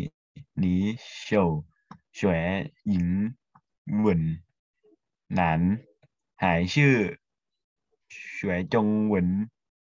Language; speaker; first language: Chinese; non-native, learner; Thai